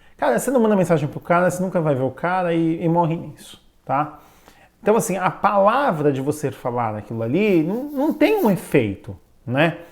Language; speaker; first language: Portuguese; native; Portuguese